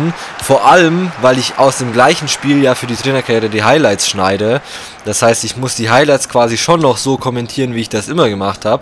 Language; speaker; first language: German; native; German